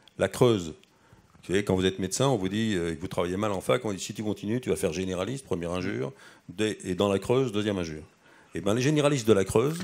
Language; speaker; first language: French; native; French